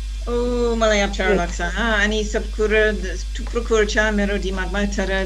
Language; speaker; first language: Nepali; non-native, learner; English